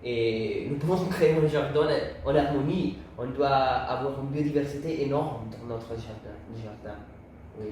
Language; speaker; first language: French; non-native, learner; Italian